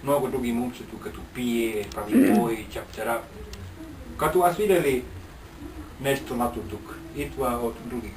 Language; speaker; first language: Bulgarian; non-native, learner; Finnish